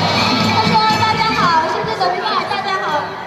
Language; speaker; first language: Chinese; native; Chinese